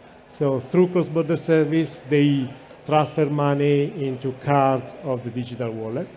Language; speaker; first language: English; non-native, fluent; Italian